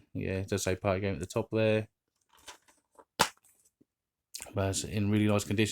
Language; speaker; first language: English; native; English